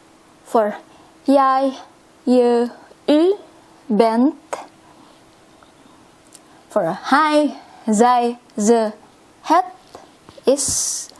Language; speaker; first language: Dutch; non-native, fluent; Indonesian